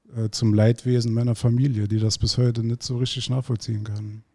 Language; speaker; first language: German; non-native, fluent; Icelandic